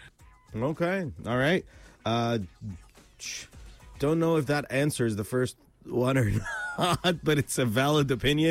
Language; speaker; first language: English; non-native, local second language; Arabic